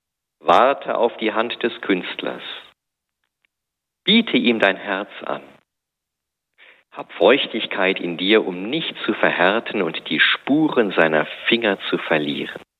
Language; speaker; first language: German; native; German